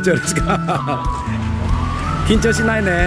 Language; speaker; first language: Japanese; non-native, learner; Indonesian